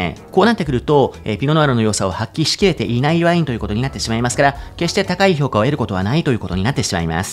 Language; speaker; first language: Japanese; native; Japanese